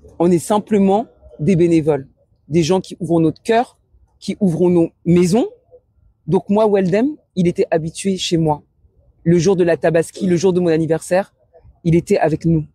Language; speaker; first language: French; early bilingual, other home language; Wolof